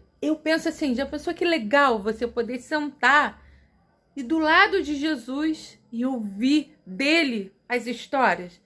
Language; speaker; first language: Portuguese; native; Portuguese